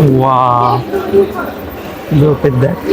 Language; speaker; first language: English; non-native, learner; Bangla